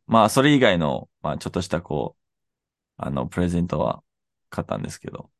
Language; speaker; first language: Japanese; non-native, fluent; English